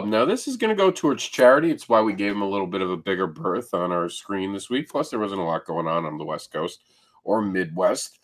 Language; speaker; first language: English; native; English